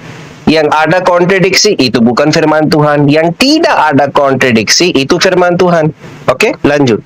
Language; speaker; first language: Indonesian; non-native, learner; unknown